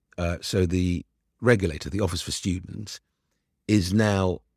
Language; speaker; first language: English; early bilingual, other home language; Arabic